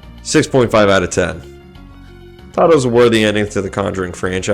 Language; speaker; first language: English; native; English